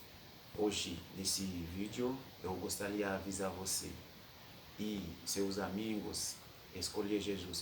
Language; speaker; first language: Portuguese; non-native, fluent; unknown